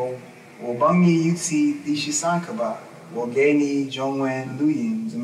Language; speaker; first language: Chinese; non-native, learner; English